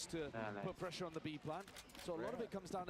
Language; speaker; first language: English; native; English